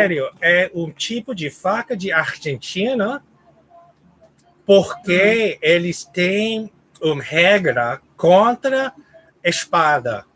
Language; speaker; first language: Portuguese; non-native, learner; English